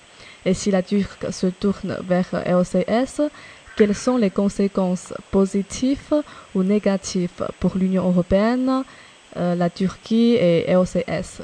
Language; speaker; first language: French; non-native, fluent; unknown